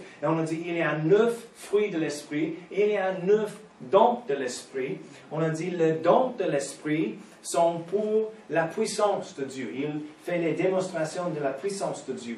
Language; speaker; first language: French; non-native, fluent; English